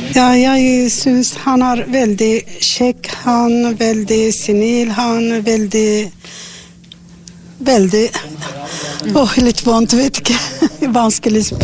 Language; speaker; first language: Norwegian; non-native, learner; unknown